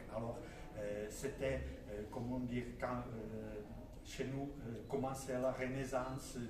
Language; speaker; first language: French; non-native, fluent; Czech